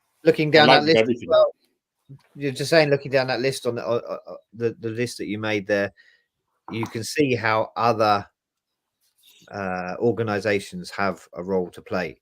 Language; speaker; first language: English; native; English